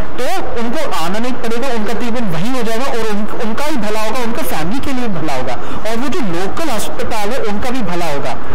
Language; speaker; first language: Hindi; non-native, local second language; Bangla